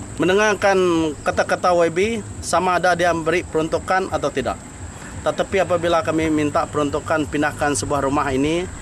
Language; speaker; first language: Malay; non-native, local second language; Iban